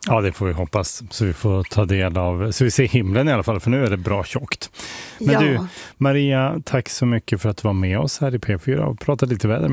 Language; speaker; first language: Swedish; native; Swedish